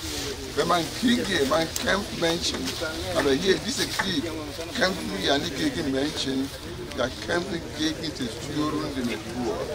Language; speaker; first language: German; non-native, fluent; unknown